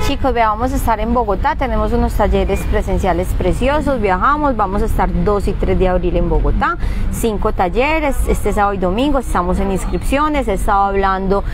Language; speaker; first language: Spanish; native; Spanish